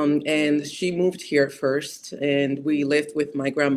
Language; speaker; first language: English; non-native, fluent; Spanish